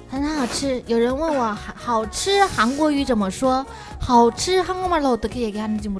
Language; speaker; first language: Chinese; native; Chinese